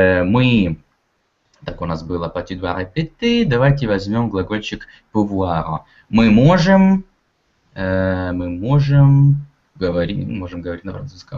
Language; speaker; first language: Russian; native; Russian